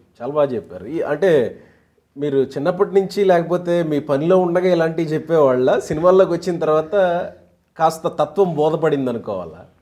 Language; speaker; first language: Telugu; native; Telugu